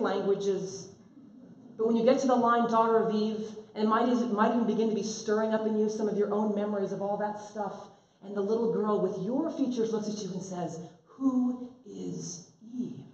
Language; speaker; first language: English; native; English